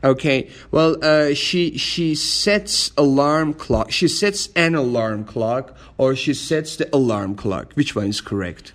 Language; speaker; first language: English; non-native, fluent; Persian